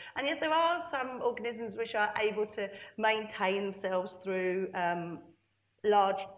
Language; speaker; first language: English; native; English